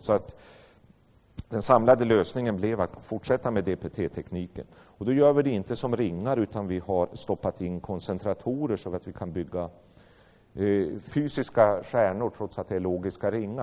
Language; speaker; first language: Swedish; native; Swedish